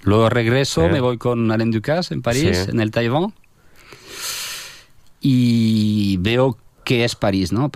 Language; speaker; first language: Spanish; non-native, fluent; French